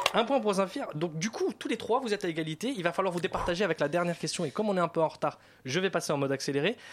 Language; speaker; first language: French; native; French